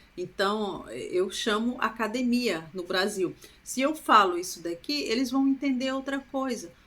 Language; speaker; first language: Portuguese; native; Portuguese